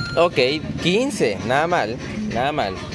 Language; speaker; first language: Spanish; native; Spanish